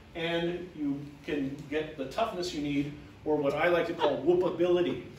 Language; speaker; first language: English; native; English